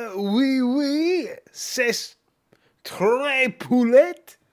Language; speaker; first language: French; non-native, learner; English